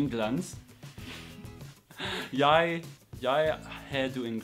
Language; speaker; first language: Norwegian; non-native, learner; English